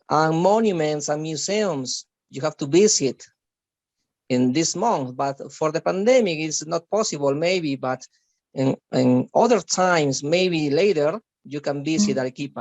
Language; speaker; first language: English; non-native, learner; Spanish